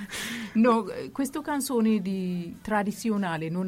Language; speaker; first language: Italian; non-native, learner; Amharic